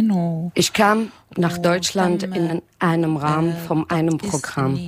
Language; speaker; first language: German; non-native, learner; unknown